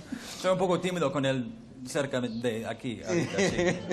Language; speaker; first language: Spanish; early bilingual, heritage; English